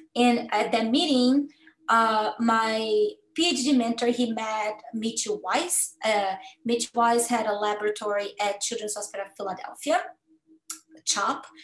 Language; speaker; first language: English; non-native, fluent; Portuguese